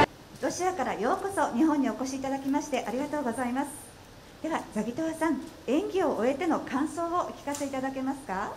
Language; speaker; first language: Japanese; native; Japanese